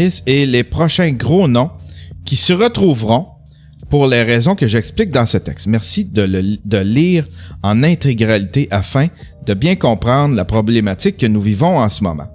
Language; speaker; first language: French; native; French